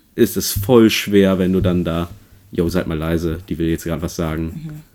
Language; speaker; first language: German; native; German